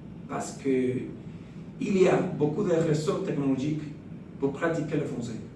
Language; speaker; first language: French; non-native, fluent; Spanish